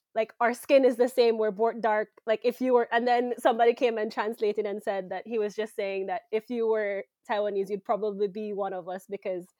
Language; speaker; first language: English; native; English